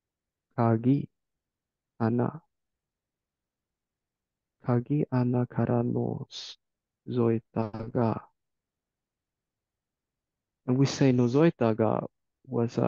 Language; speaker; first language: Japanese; non-native, learner; English